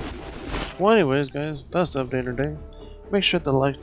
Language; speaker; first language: English; native; English